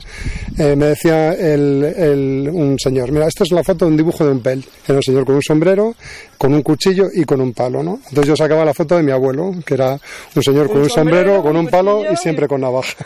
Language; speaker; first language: Spanish; native; Spanish